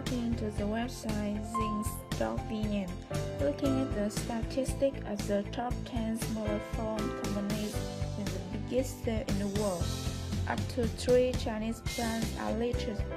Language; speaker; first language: English; non-native, learner; Vietnamese